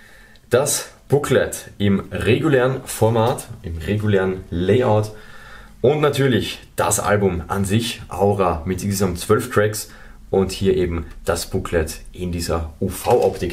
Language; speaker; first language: German; native; German